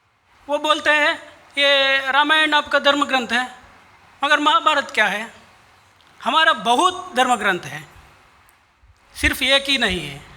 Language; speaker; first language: Hindi; non-native, local second language; Kannada